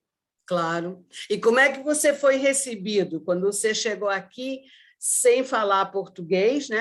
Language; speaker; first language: Portuguese; early bilingual, other home language; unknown